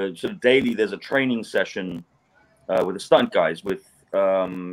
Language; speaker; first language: English; native; English